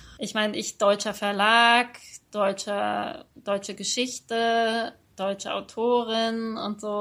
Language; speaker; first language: German; early bilingual, other home language; Persian